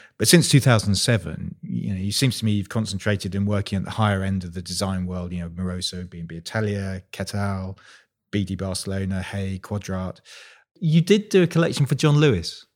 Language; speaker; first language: English; native; English